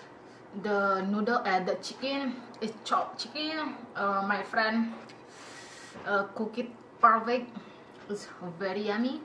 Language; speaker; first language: English; non-native, learner; Indonesian